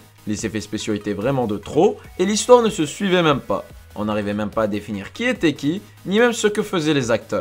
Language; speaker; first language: French; native; French